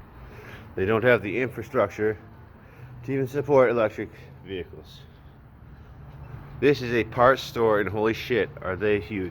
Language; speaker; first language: English; native; English